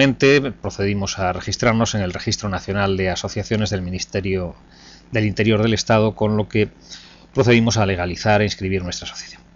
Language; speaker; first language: Spanish; native; Spanish